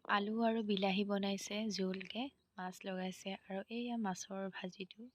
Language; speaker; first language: Assamese; non-native, local second language; Mising